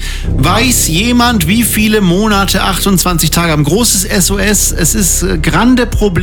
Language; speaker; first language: German; native; German